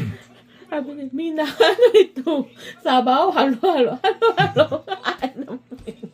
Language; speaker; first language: Filipino; non-native, learner; Korean